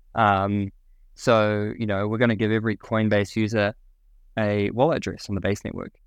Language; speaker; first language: English; native; English